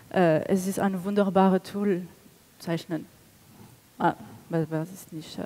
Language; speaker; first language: German; non-native, learner; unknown